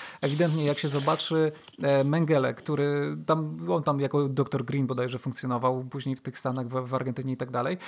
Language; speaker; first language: Polish; native; Polish